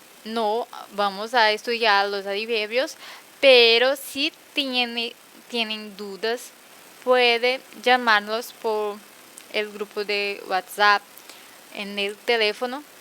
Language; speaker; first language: Spanish; non-native, fluent; Portuguese